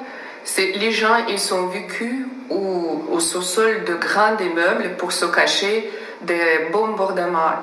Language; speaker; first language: French; non-native, fluent; Russian